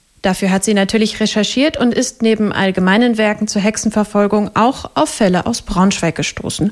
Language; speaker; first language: German; native; German